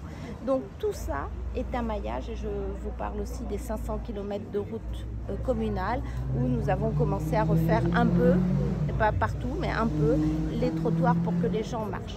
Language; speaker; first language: French; native; French